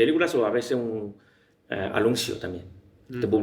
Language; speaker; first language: Spanish; non-native, learner; Chinese